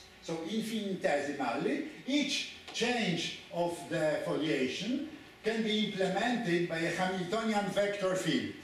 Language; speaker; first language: English; non-native, fluent; Polish